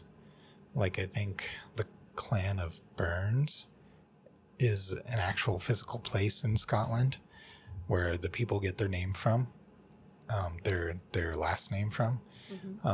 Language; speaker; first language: English; native; English